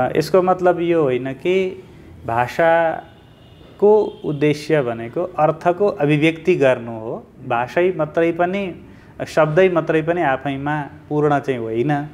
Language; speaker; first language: Nepali; native; Nepali